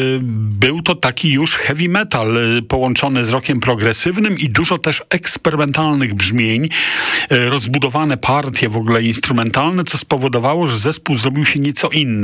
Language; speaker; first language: Polish; native; Polish